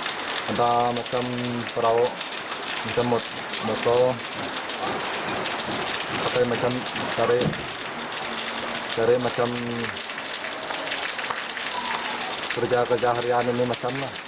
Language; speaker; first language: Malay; non-native, local second language; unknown